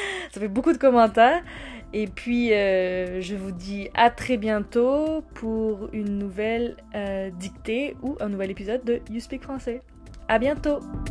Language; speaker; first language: French; native; French